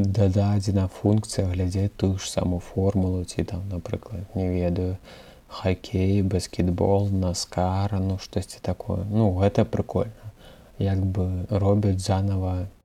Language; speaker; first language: Belarusian; non-native, local second language; Russian